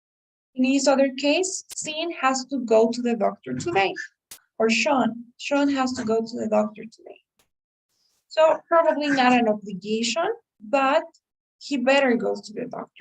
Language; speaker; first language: English; non-native, fluent; Spanish